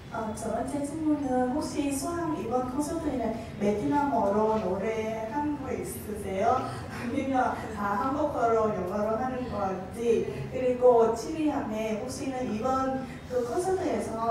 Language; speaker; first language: Korean; non-native, learner; Vietnamese